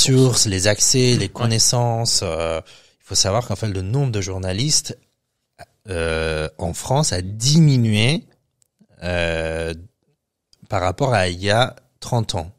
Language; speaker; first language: French; non-native, fluent; Persian